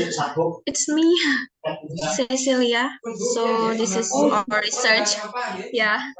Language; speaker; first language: English; non-native, learner; Indonesian